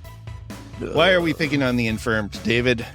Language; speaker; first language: English; native; English